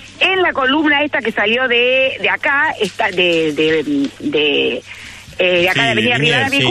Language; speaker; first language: Spanish; native; Spanish